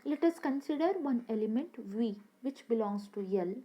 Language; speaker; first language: English; non-native, local second language; Kannada